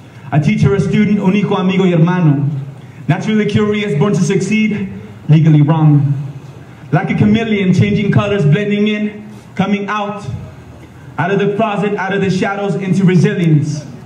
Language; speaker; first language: English; early bilingual, other home language; Spanish